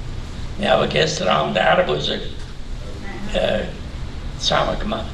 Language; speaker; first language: German; early bilingual, heritage; German